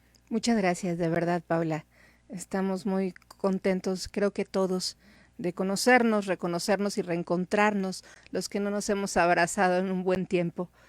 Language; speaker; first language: Spanish; native; Spanish